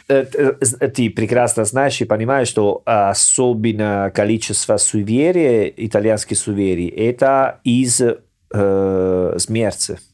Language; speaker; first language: Russian; non-native, learner; Italian